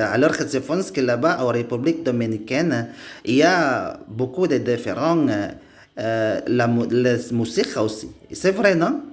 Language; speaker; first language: French; non-native, learner; Indonesian